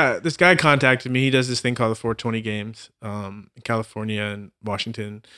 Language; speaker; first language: English; native; English